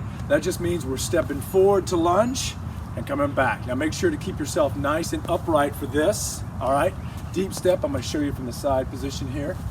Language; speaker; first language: English; native; English